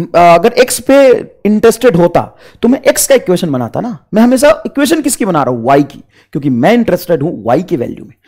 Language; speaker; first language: Hindi; native; Hindi